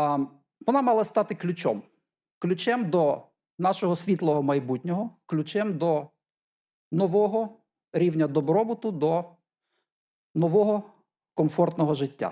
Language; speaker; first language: Ukrainian; native; Ukrainian